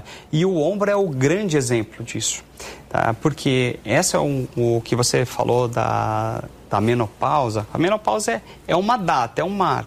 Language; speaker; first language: Portuguese; native; Portuguese